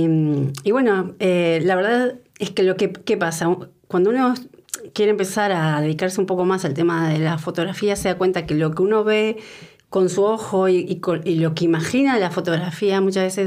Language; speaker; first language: Spanish; native; Spanish